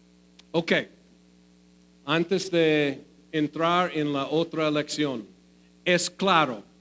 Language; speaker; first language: Spanish; non-native, fluent; English